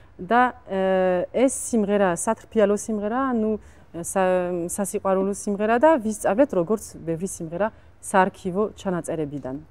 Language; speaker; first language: Georgian; non-native, fluent; French